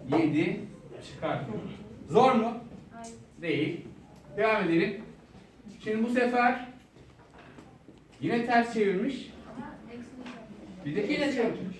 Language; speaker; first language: Turkish; native; Turkish